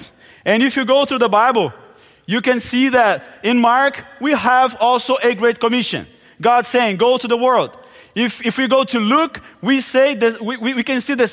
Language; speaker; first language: English; non-native, fluent; Portuguese